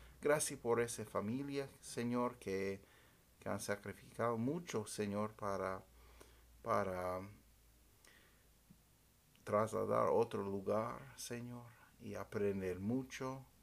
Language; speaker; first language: Spanish; non-native, fluent; English